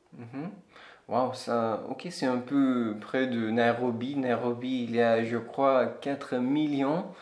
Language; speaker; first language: French; non-native, fluent; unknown